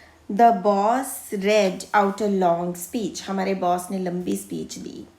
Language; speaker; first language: Hindi; native; Hindi